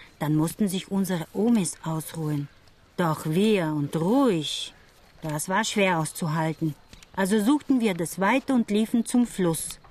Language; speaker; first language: German; non-native, fluent; Bulgarian